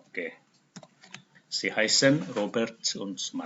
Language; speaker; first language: German; non-native, fluent; Indonesian